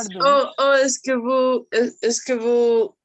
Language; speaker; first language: French; non-native, learner; Spanish